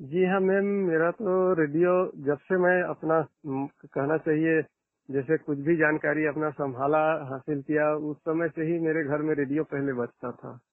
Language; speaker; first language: Hindi; non-native, local second language; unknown